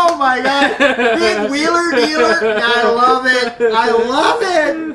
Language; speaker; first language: English; native; English